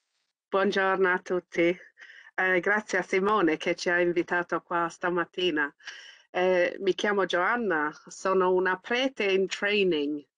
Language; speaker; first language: Italian; early bilingual, heritage; English